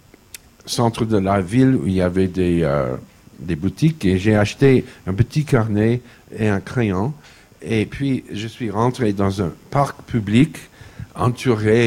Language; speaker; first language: French; non-native, fluent; English